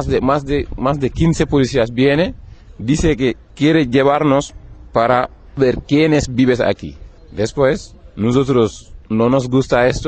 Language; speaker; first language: Spanish; non-native, learner; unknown